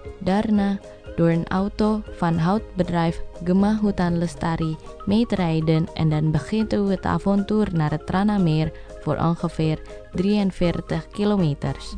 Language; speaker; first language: Dutch; non-native, learner; Indonesian